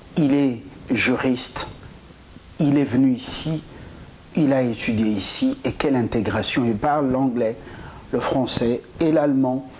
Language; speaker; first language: French; non-native, local second language; Lingala